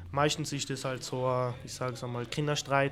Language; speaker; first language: German; early bilingual, other home language; Turkish